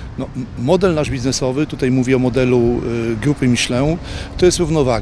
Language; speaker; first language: Polish; native; Polish